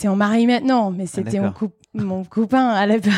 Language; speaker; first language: French; non-native, fluent; English